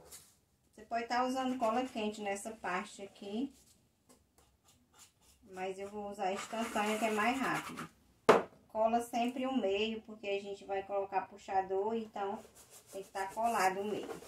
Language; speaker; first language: Portuguese; native; Portuguese